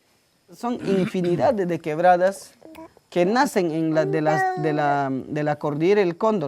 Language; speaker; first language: Spanish; non-native, local second language; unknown